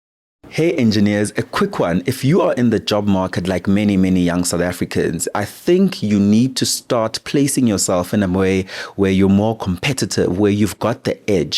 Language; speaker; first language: English; non-native, local second language; Zulu